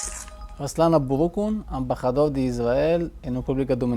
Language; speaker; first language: Spanish; non-native, fluent; Hebrew